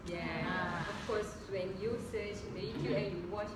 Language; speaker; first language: English; non-native, local second language; Malay